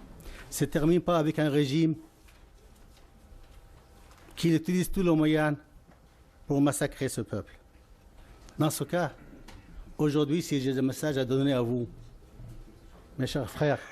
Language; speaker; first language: French; non-native, fluent; Arabic